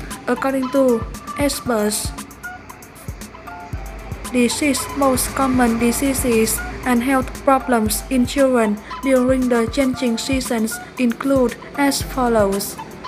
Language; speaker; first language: English; non-native, fluent; Vietnamese